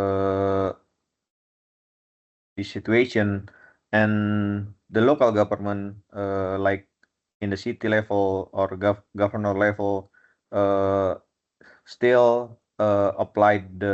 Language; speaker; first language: English; non-native, fluent; Indonesian